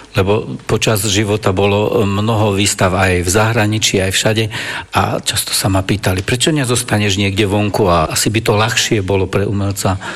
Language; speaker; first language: Slovak; non-native, local second language; German